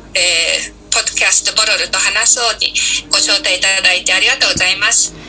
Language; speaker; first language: Japanese; non-native, fluent; Mongolian